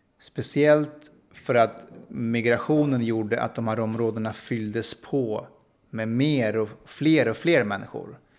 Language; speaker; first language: Swedish; early bilingual, other home language; Persian